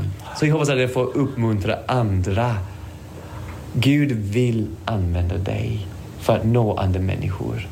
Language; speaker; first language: Swedish; non-native, fluent; English